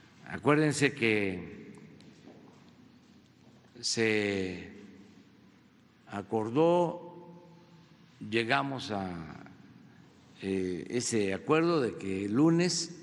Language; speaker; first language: Spanish; native; Spanish